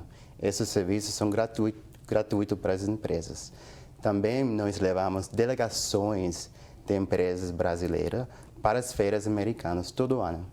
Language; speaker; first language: Portuguese; non-native, fluent; English